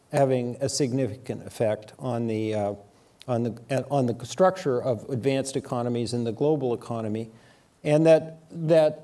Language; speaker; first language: English; native; English